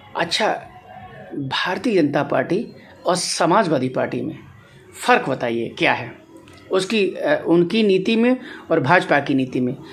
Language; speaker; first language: Hindi; native; Hindi